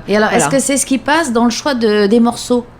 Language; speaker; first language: French; native; French